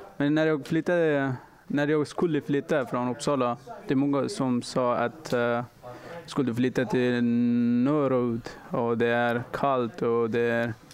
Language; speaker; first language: Swedish; non-native, learner; Persian